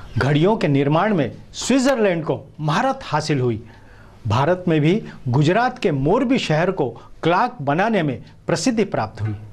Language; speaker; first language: Hindi; non-native, local second language; Marathi